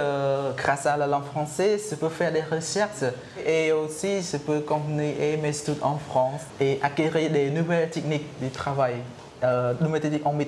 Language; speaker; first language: French; non-native, learner; Khmer